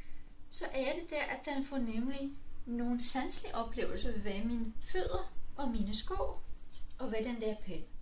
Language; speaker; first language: Danish; non-native, fluent; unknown